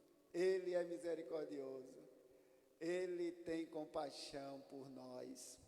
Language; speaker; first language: Portuguese; native; Portuguese